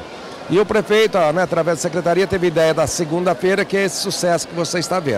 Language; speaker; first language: Portuguese; native; Portuguese